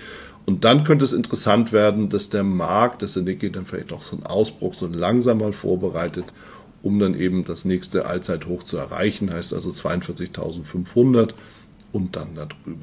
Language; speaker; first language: German; native; German